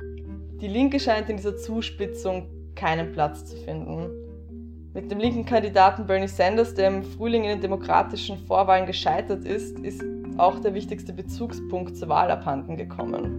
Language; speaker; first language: German; native; German